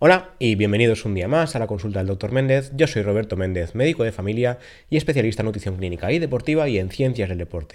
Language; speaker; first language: Spanish; native; Spanish